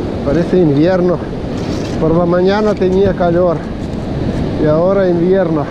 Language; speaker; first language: Spanish; non-native, fluent; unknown